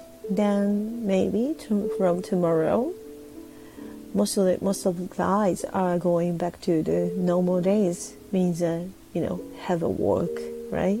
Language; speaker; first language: English; non-native, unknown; Japanese